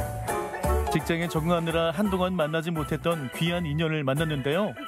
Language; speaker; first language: Korean; native; Korean